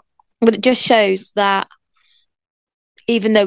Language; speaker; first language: English; native; English